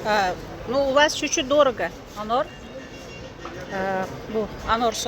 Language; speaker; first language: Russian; non-native, local second language; Uzbek